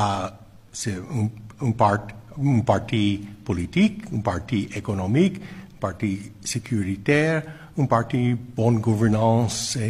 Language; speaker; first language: French; non-native, fluent; English